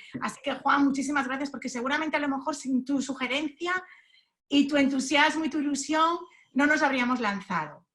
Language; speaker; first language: Spanish; native; Spanish